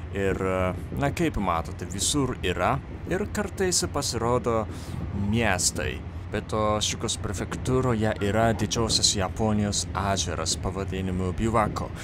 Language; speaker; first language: Lithuanian; non-native, fluent; Japanese